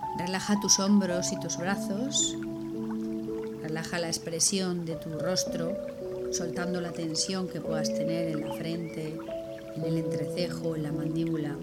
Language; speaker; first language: Spanish; native; Spanish